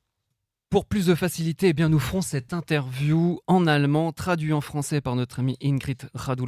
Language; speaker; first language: French; native; French